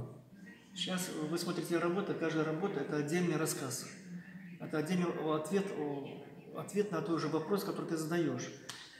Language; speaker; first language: Russian; native; Russian